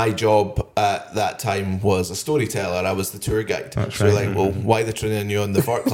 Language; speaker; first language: English; native; English